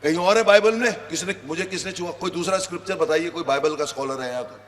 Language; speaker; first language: Hindi; non-native, local second language; Punjabi